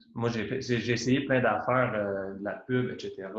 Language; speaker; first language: French; native; French